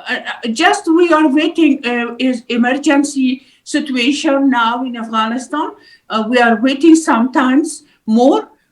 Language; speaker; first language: English; non-native, learner; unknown